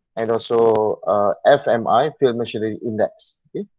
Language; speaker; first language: English; non-native, local second language; Malay